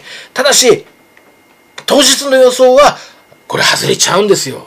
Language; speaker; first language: Japanese; native; Japanese